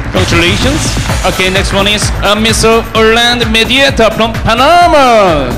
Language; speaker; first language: English; non-native, learner; Korean